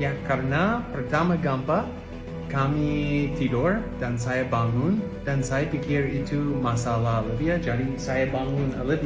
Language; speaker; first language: Indonesian; non-native, learner; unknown